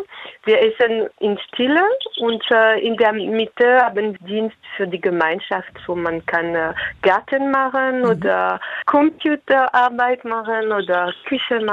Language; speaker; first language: German; non-native, fluent; French